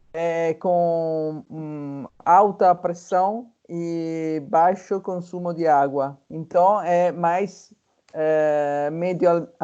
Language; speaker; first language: Portuguese; non-native, fluent; Italian